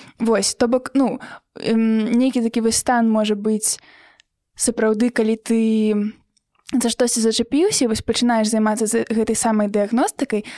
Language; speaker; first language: Belarusian; native; Belarusian